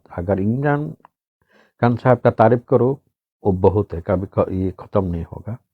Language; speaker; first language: Hindi; non-native, local second language; Bangla